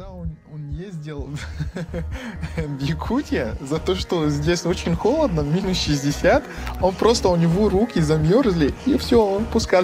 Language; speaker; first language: Russian; non-native, learner; Arabic